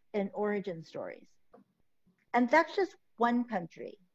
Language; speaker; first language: English; early bilingual, other home language; Filipino